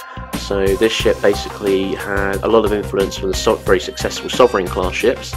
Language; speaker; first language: English; native; English